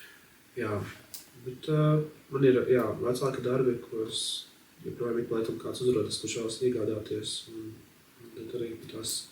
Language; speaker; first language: Latvian; native; Latvian